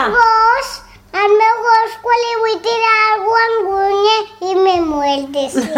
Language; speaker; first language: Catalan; non-native, local second language; Spanish